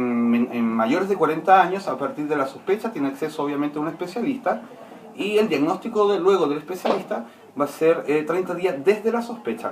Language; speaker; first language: Spanish; native; Spanish